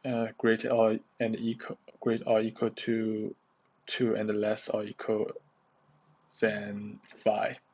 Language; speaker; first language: English; non-native, learner; Chinese